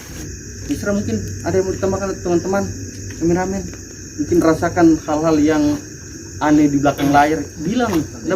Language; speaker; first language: Indonesian; native; Indonesian